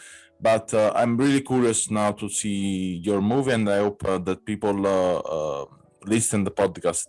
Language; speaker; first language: English; non-native, fluent; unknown